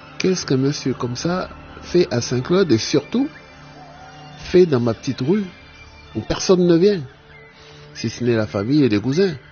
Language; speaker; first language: French; native; French